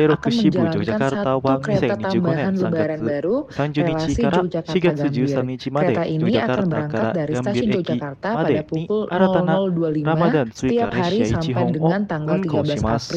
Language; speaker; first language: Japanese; non-native, fluent; Indonesian